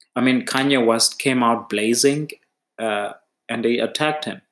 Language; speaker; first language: English; non-native, local second language; Xhosa